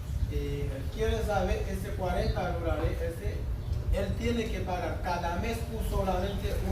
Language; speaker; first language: Spanish; non-native, learner; Haitian Creole